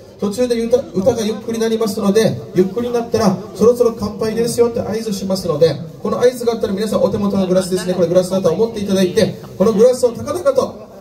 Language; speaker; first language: Japanese; native; Japanese